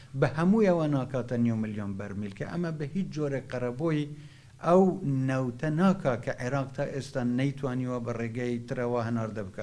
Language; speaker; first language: Central Kurdish; non-native, local second language; Kurdish